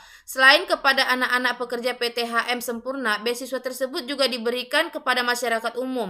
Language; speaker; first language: Indonesian; native; Indonesian